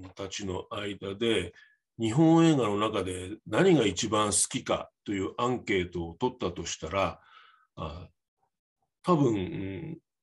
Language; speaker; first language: Japanese; native; Japanese